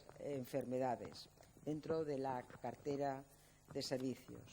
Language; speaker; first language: Spanish; native; Spanish